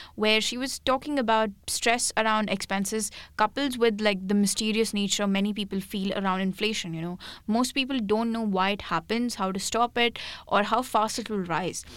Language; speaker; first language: English; non-native, local second language; Hindi